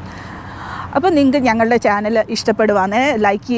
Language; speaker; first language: Malayalam; native; Malayalam